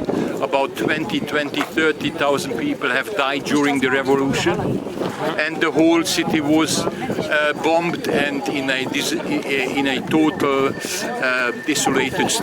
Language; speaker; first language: English; non-native, fluent; Hungarian